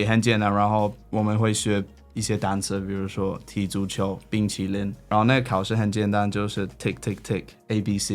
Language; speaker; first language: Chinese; non-native, fluent; English